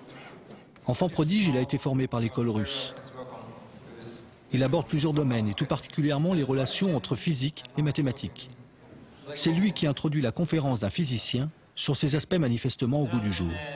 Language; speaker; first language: French; native; French